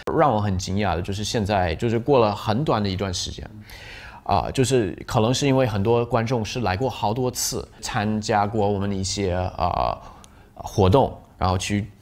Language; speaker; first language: Chinese; non-native, fluent; English